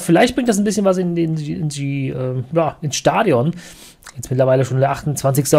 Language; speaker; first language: German; native; German